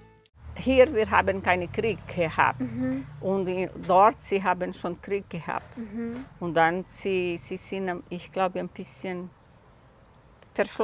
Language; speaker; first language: German; non-native, local second language; Portuguese